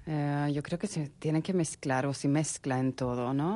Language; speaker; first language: Spanish; non-native, fluent; Swedish